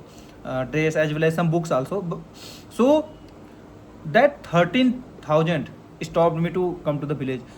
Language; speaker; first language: English; non-native, learner; Hindi